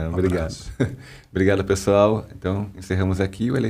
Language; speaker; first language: Portuguese; native; Portuguese